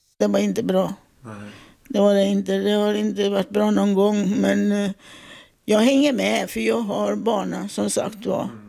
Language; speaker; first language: Swedish; non-native, fluent; Italian